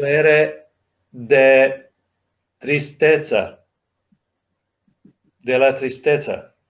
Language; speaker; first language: Spanish; non-native, learner; English